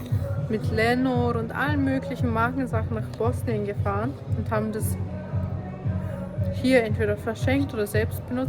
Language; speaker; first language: German; early bilingual, other home language; Bosnian